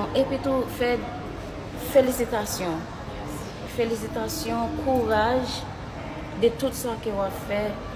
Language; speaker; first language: French; non-native, learner; Haitian Creole